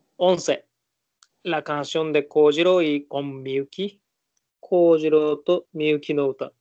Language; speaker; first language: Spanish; non-native, learner; Japanese